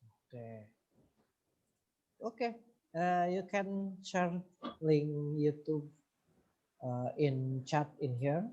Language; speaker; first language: English; non-native, learner; Indonesian